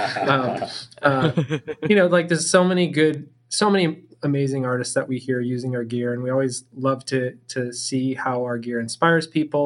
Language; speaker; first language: English; native; English